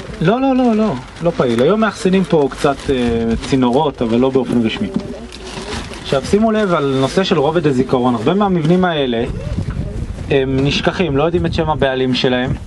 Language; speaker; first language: Hebrew; native; Hebrew